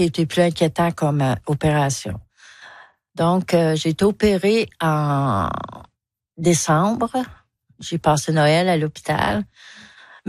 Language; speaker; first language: French; native; French